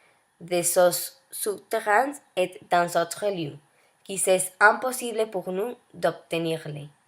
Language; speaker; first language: French; non-native, learner; Spanish